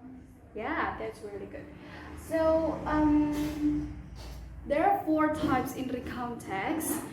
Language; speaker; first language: English; non-native, fluent; Indonesian